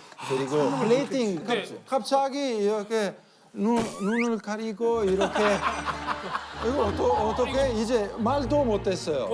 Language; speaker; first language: Korean; non-native, learner; Italian